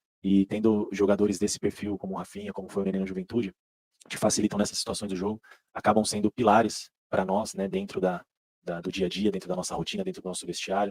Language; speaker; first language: Portuguese; native; Portuguese